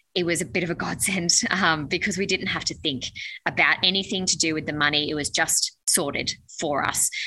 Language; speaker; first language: English; native; English